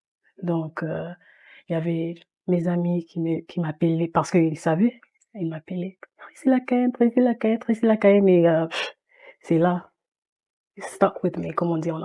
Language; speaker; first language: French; early bilingual, heritage; French